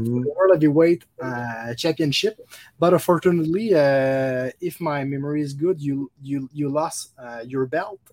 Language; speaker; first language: English; non-native, local second language; French